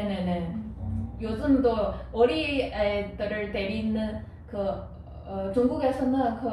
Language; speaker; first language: Korean; non-native, fluent; Chinese